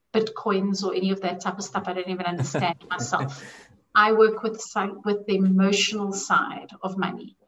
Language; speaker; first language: English; native; English